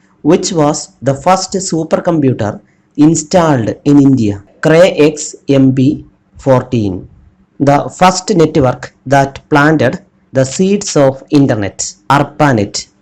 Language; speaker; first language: English; non-native, local second language; Malayalam